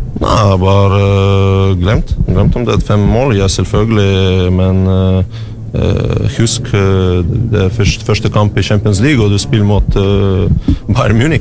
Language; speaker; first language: Norwegian; non-native, learner; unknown